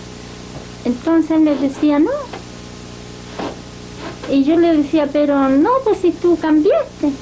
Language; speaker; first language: Spanish; native; Spanish